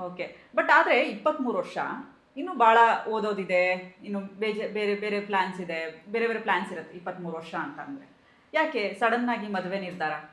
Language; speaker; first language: Kannada; native; Kannada